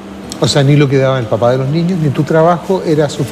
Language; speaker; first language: Spanish; native; Spanish